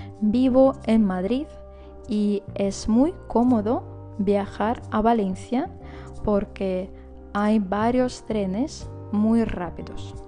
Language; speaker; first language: Spanish; non-native, fluent; Russian